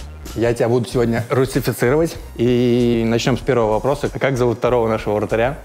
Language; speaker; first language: Russian; native; Russian